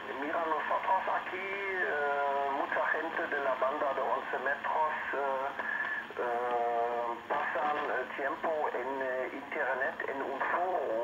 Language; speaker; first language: Spanish; non-native, learner; German